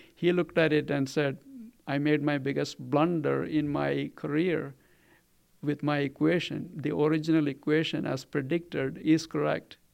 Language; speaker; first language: English; non-native, local second language; Malayalam